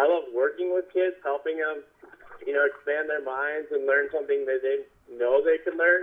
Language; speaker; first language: English; native; English